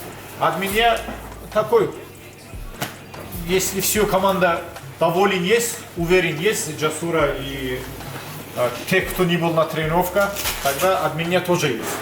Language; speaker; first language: Russian; non-native, learner; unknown